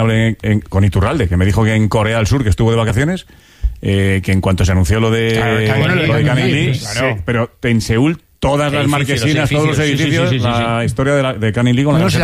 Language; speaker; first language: Spanish; native; Spanish